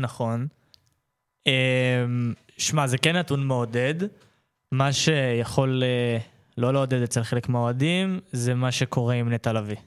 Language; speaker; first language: Hebrew; native; Hebrew